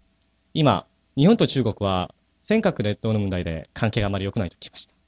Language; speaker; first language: Japanese; non-native, fluent; Korean